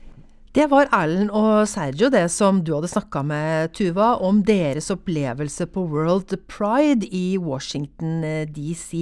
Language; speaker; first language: Norwegian; native; Norwegian